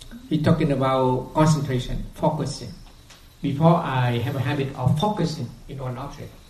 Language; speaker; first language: English; non-native, fluent; Vietnamese